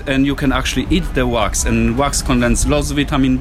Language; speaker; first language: English; non-native, fluent; Polish